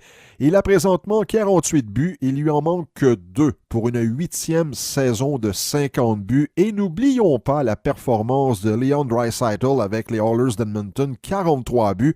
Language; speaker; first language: French; native; French